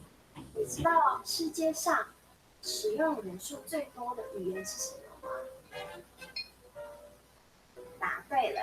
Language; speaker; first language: Chinese; non-native, fluent; Mongolian